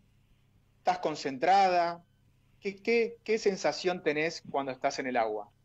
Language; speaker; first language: Spanish; native; Spanish